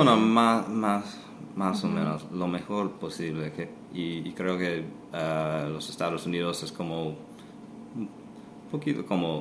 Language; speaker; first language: Spanish; non-native, fluent; English